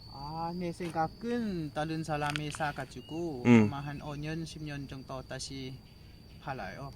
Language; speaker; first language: Korean; non-native, learner; Lao